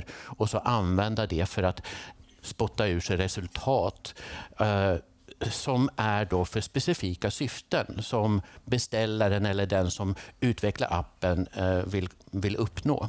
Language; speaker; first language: Swedish; native; Swedish